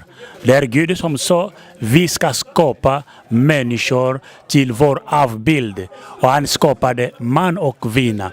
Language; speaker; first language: Swedish; non-native, fluent; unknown